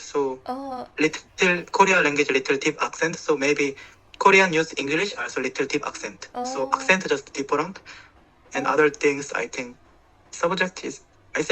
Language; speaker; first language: English; non-native, learner; Korean